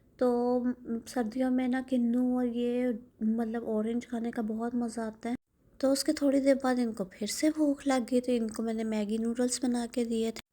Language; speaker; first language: Urdu; native; Urdu